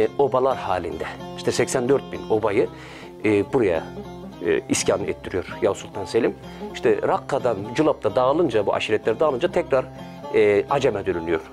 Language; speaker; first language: Turkish; native; Turkish